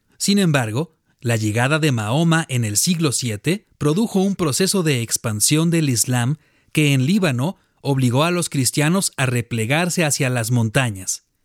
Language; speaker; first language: Spanish; native; Spanish